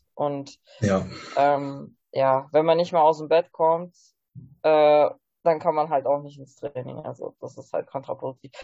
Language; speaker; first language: German; native; German